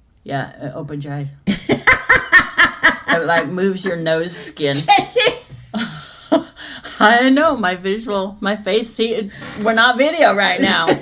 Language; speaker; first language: English; native; English